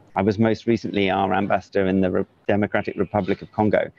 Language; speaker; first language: English; native; English